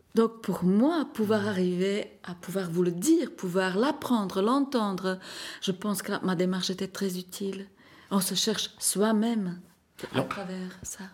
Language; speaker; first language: French; non-native, fluent; Slovak